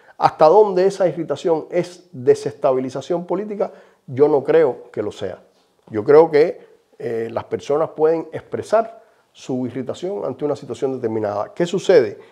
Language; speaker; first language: Spanish; native; Spanish